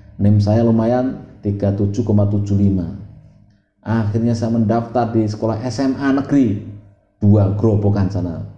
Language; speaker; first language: Indonesian; non-native, local second language; Javanese